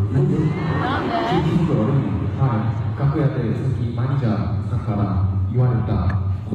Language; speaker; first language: Japanese; non-native, learner; Korean